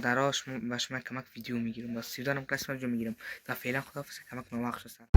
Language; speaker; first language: Persian; native; Persian